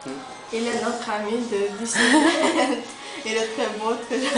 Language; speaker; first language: French; non-native, learner; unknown